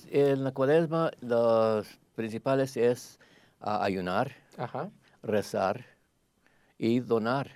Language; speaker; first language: Spanish; early bilingual, heritage; Spanish